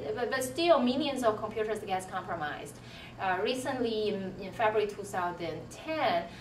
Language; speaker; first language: English; non-native, fluent; Chinese